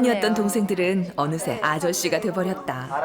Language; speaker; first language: Korean; native; Korean